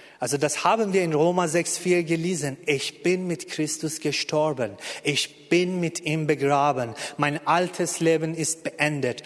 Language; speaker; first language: German; non-native, fluent; Persian